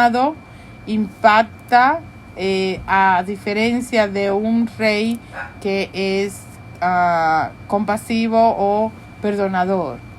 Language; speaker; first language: Spanish; early bilingual, heritage; Spanish